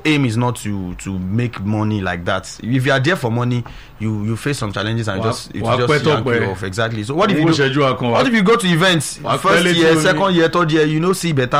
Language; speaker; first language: English; non-native, local second language; Yoruba